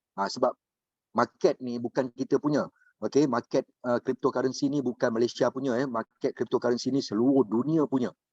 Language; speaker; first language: Malay; native; Malay